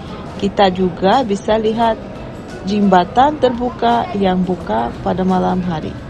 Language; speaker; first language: Indonesian; non-native, fluent; Russian